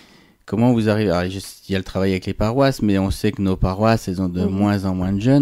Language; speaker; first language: French; native; French